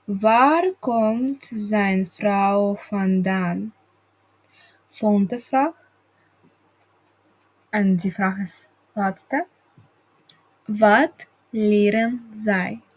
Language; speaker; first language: Dutch; non-native, fluent; Russian